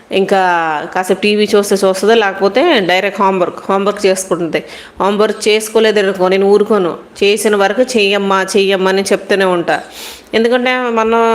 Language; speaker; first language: Telugu; non-native, local second language; Hindi